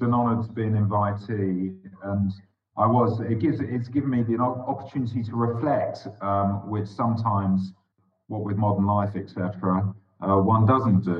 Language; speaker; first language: English; native; English